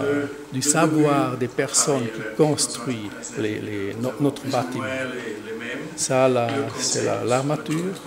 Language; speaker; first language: French; non-native, learner; German